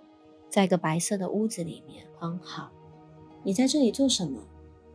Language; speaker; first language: Chinese; native; Chinese